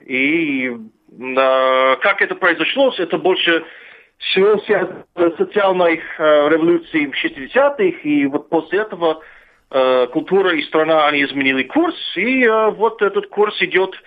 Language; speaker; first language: Russian; non-native, fluent; English